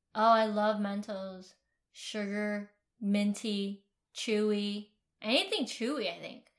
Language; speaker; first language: English; early bilingual, other home language; Vietnamese